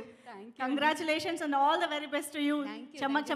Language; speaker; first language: Telugu; native; Telugu